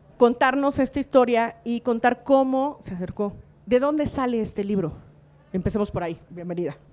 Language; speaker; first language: Spanish; native; Spanish